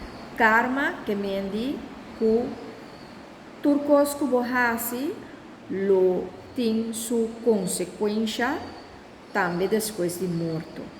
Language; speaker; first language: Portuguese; non-native, learner; Papiamento